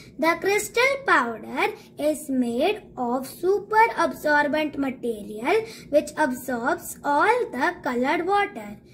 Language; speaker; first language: English; non-native, local second language; Marathi